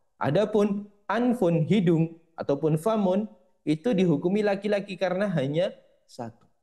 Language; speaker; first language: Indonesian; native; Indonesian